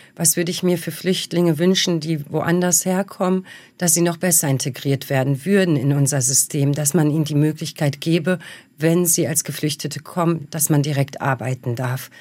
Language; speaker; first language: German; early bilingual, other home language; Bosnian